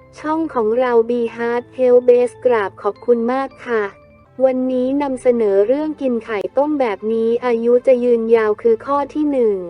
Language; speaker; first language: Thai; native; Thai